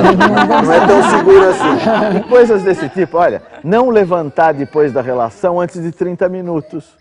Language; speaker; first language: Portuguese; native; Portuguese